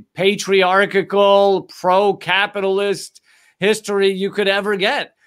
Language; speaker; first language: English; native; English